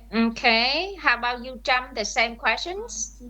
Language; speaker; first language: English; non-native, fluent; Vietnamese